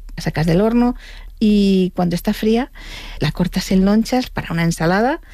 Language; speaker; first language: Spanish; native; Spanish